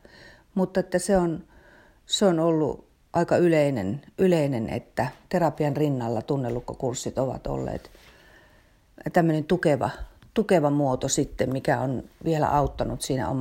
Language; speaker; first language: Finnish; native; Finnish